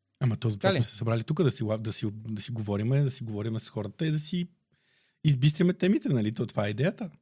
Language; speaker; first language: Bulgarian; native; Bulgarian